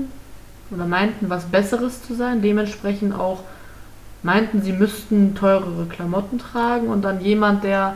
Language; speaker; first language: German; native; German